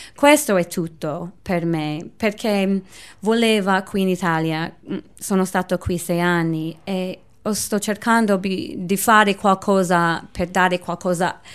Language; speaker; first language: Italian; non-native, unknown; English